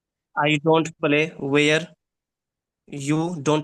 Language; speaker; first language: English; non-native, learner; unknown